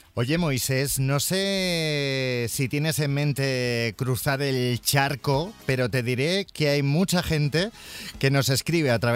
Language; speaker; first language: Spanish; native; Spanish